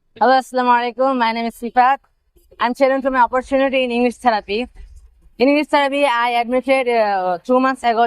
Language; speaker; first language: English; non-native, learner; Bangla